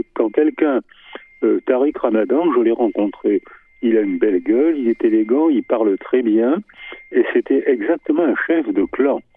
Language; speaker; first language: French; native; French